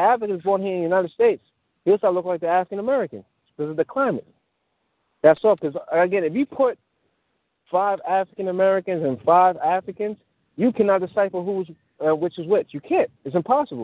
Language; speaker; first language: English; early bilingual, other home language; Mandingo